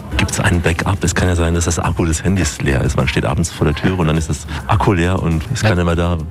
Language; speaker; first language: German; native; German